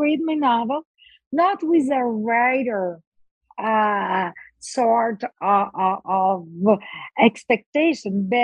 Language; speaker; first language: English; non-native, fluent; Portuguese